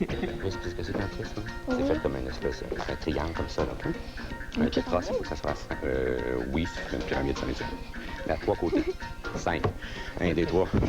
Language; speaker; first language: French; native; French